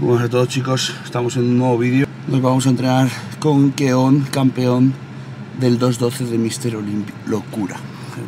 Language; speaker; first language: Spanish; native; Spanish